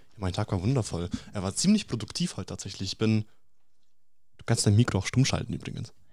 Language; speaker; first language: German; early bilingual, other home language; Russian